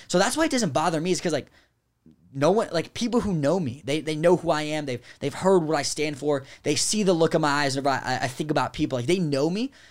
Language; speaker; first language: English; native; English